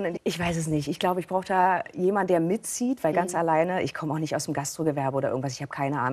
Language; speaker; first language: German; native; German